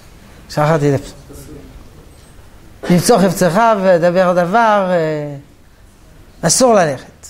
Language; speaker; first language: Hebrew; non-native, fluent; French